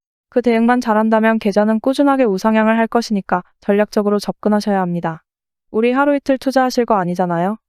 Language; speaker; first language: Korean; native; Korean